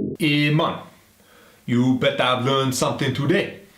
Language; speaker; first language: English; native; English